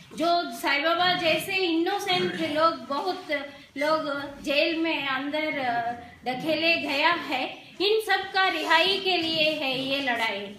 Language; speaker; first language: Hindi; non-native, local second language; Telugu